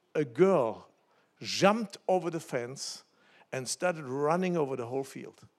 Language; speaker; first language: English; non-native, fluent; German